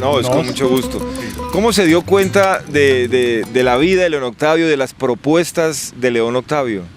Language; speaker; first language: Spanish; native; Spanish